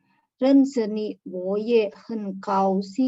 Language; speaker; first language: Chinese; non-native, learner; Indonesian